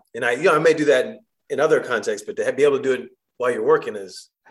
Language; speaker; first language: English; native; English